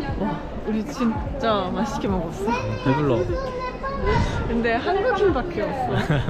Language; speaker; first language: Korean; non-native, fluent; Japanese